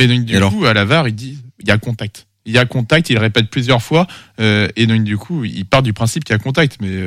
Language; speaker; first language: French; native; French